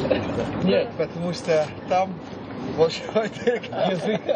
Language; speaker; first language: Russian; non-native, learner; Dutch